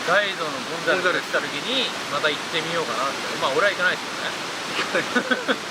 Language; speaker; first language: Japanese; native; Japanese